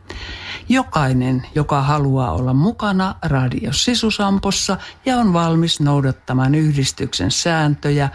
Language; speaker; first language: Finnish; native; Finnish